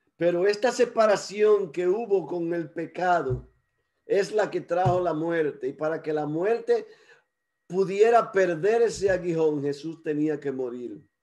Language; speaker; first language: Spanish; early bilingual, heritage; Spanish